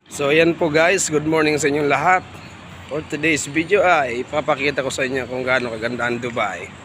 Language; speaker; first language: Filipino; non-native, local second language; Bikol